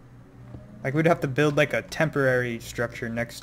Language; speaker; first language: English; native; English